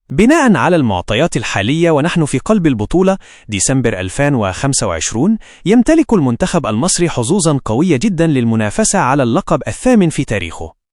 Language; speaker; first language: Arabic; native; Arabic